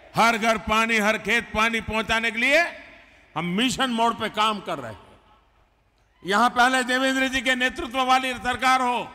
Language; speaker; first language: Hindi; non-native, local second language; Gujarati